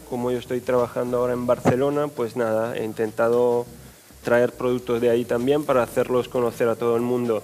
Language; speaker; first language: Spanish; non-native, fluent; Italian